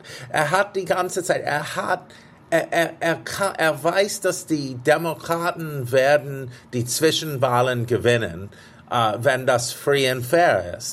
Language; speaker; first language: German; non-native, fluent; English